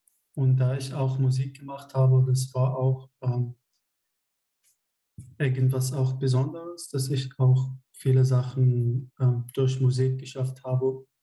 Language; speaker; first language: German; non-native, fluent; Arabic